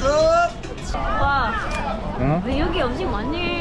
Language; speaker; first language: Korean; non-native, learner; Filipino